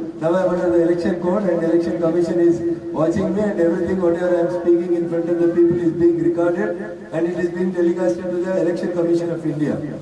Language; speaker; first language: English; non-native, local second language; Telugu